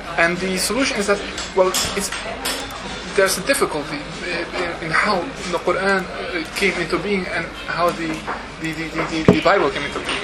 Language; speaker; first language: English; non-native, fluent; Dutch